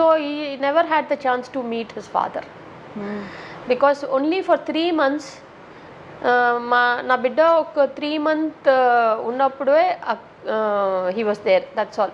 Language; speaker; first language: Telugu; non-native, local second language; Tamil